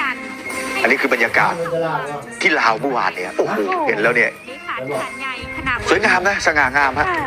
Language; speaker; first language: Thai; native; Thai